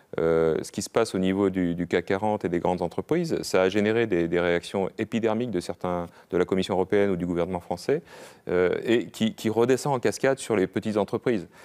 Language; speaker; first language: French; native; French